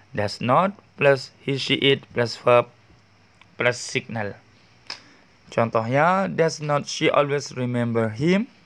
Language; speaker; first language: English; non-native, learner; Indonesian